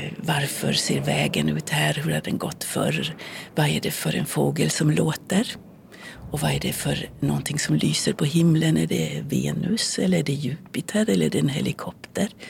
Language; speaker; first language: Swedish; early bilingual, heritage; Swedish